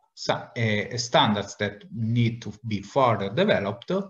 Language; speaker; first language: English; non-native, fluent; Italian